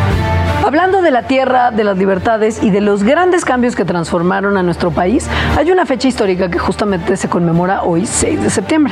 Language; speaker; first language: Spanish; native; Spanish